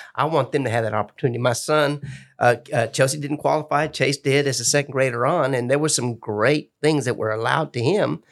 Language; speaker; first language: English; early bilingual, other home language; Spanish